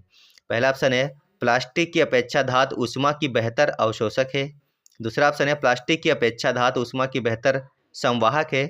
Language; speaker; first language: Hindi; native; Hindi